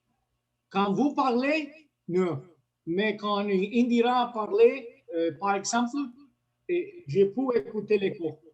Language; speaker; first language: French; non-native, learner; Spanish